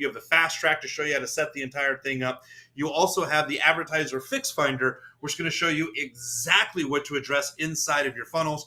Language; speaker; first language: English; native; English